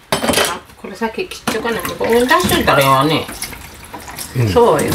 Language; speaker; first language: Japanese; native; Japanese